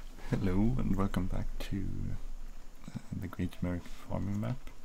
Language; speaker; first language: English; non-native, fluent; Swedish